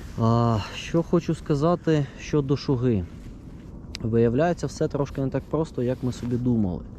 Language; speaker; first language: Ukrainian; non-native, local second language; Russian